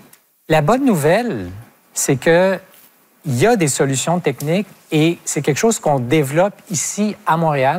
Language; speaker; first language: French; native; French